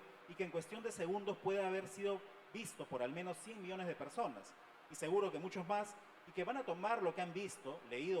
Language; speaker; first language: Spanish; native; Spanish